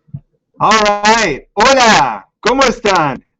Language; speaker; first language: Spanish; non-native, fluent; English